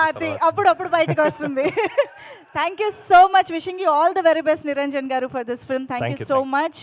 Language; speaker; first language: Telugu; native; Telugu